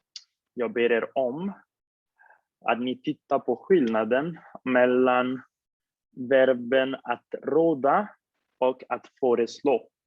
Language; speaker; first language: Swedish; non-native, fluent; Spanish